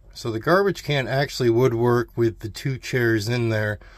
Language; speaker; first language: English; native; English